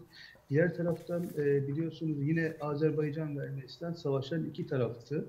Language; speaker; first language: Turkish; native; Turkish